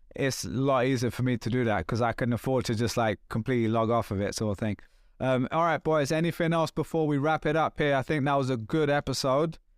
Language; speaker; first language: English; native; English